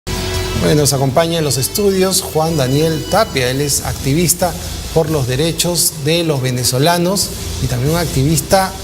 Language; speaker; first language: Spanish; native; Spanish